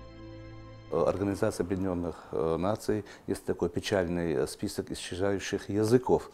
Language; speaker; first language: Russian; non-native, local second language; Chechen